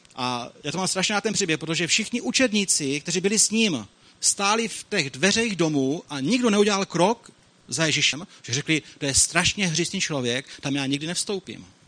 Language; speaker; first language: Czech; native; Czech